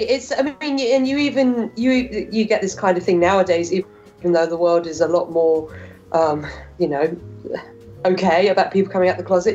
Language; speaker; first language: English; native; English